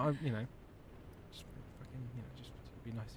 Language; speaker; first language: English; native; English